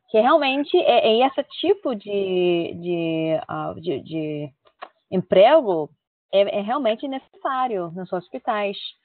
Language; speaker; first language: Portuguese; native; Portuguese